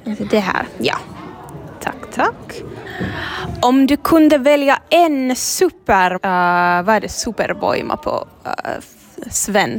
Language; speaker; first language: Swedish; non-native, learner; Finnish